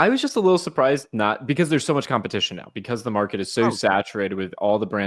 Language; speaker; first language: English; native; English